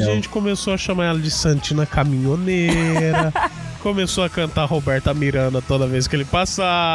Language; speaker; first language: Portuguese; native; Portuguese